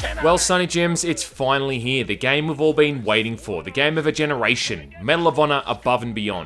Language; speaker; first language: English; native; English